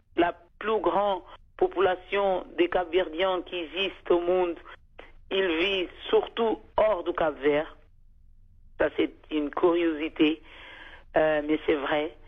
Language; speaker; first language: French; non-native, fluent; Kabuverdianu